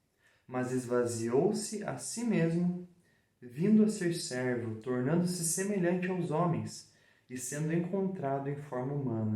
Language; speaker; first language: Portuguese; native; Portuguese